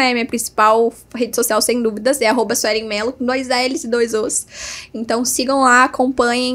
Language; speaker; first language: Portuguese; native; Portuguese